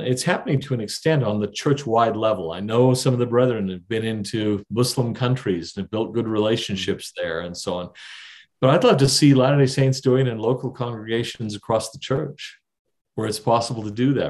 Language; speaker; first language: English; native; English